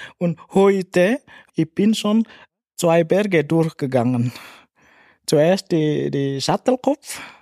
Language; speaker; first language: German; non-native, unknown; Indonesian